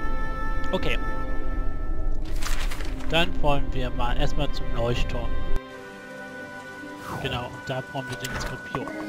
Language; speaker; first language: German; native; German